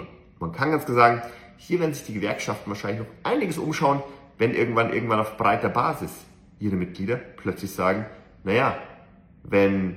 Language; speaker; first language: German; native; German